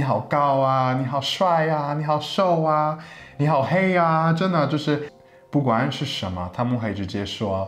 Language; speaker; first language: Chinese; non-native, fluent; English